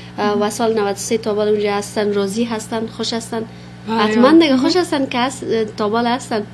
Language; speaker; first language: Persian; native; Persian